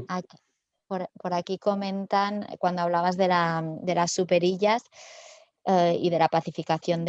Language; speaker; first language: Spanish; native; Spanish